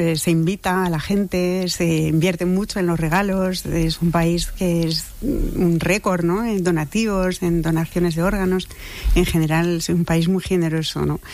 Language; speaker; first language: Spanish; non-native, fluent; French